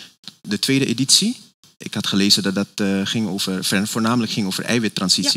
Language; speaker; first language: Dutch; native; Dutch